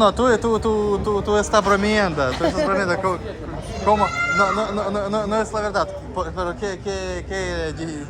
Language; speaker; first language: Spanish; non-native, learner; Russian